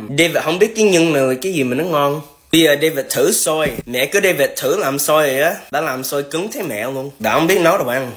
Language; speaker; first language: Vietnamese; early bilingual, heritage; Vietnamese